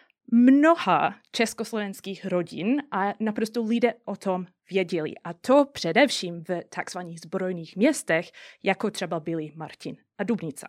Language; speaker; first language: Czech; non-native, fluent; English